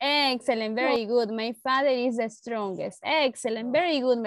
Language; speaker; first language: English; non-native, learner; Spanish